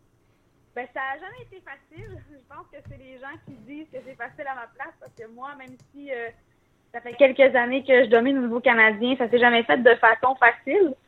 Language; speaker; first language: French; native; French